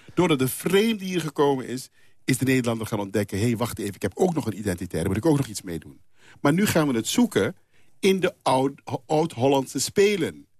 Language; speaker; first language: Dutch; non-native, local second language; Papiamento